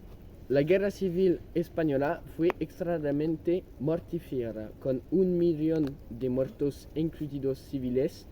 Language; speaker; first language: Spanish; non-native, learner; French